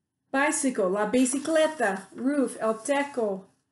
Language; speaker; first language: Spanish; non-native, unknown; English